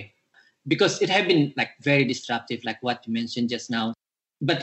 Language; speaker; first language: English; non-native, local second language; Malay